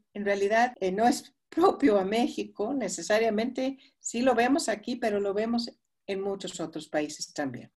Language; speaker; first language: Spanish; non-native, fluent; English